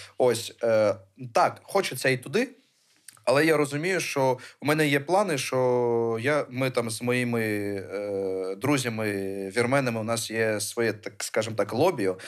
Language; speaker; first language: Ukrainian; early bilingual, other home language; Armenian